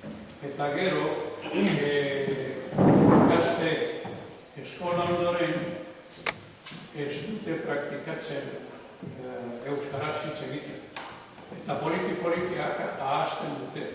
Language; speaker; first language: Basque; non-native, learner; Croatian